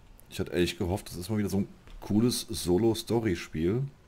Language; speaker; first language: German; native; German